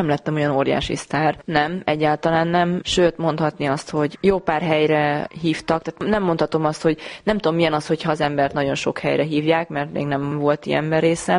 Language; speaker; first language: Hungarian; native; Hungarian